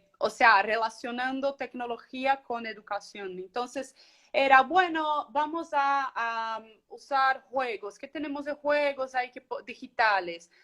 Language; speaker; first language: Spanish; non-native, fluent; Portuguese